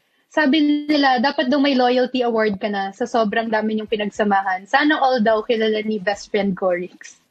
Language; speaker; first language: Filipino; native; Filipino